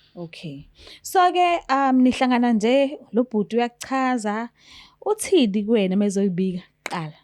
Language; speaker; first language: Zulu; native; Zulu